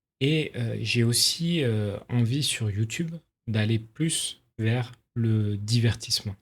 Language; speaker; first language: French; native; French